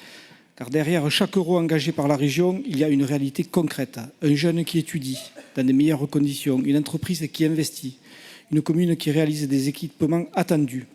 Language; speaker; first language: French; native; French